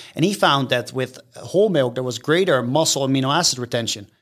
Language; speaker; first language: English; non-native, fluent; Dutch